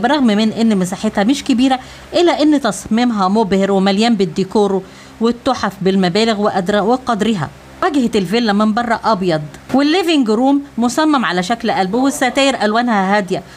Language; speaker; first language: Arabic; native; Arabic